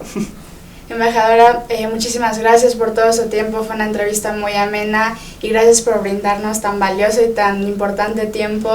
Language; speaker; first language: Spanish; native; Spanish